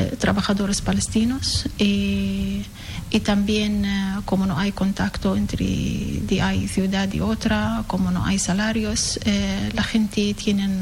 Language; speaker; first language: Spanish; non-native, learner; Arabic